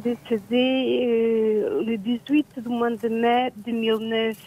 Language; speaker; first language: French; early bilingual, other home language; Portuguese